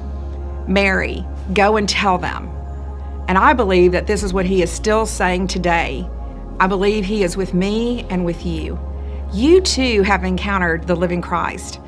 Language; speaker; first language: English; native; English